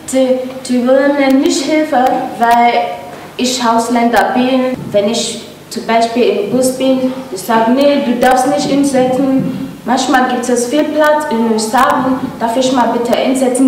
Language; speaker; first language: German; non-native, learner; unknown